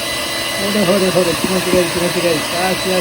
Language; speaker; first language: Japanese; native; Japanese